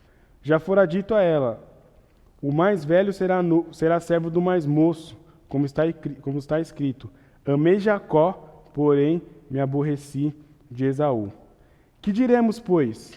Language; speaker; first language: Portuguese; native; Portuguese